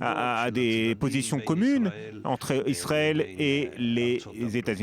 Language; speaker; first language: French; non-native, fluent; Hebrew